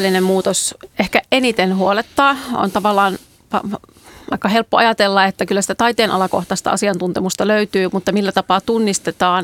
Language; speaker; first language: Finnish; native; Finnish